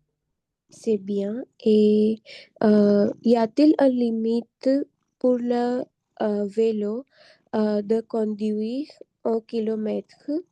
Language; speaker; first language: French; non-native, learner; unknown